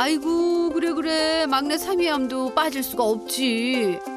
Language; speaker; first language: Korean; native; Korean